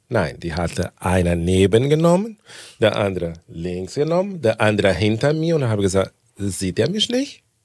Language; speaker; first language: German; non-native, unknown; Portuguese